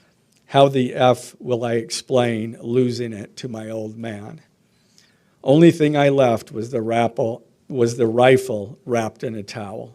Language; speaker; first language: English; native; English